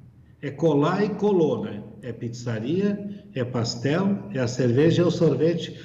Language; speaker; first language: Portuguese; native; Portuguese